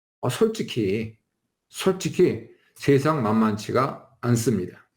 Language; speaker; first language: Korean; native; Korean